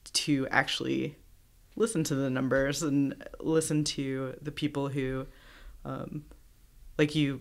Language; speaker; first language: English; native; English